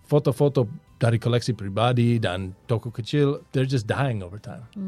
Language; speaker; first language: Indonesian; non-native, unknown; English